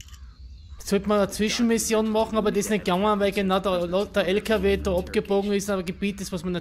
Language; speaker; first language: German; native; German